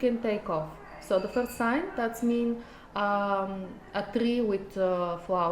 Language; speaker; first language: English; non-native, learner; Bulgarian